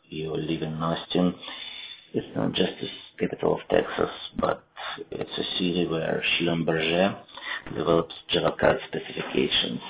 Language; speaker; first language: English; non-native, learner; Russian